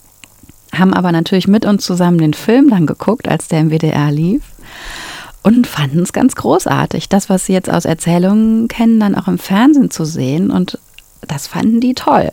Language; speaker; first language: German; native; German